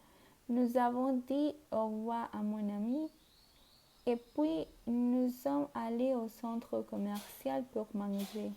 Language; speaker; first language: French; non-native, learner; Spanish